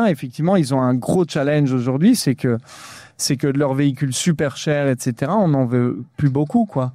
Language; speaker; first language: French; native; French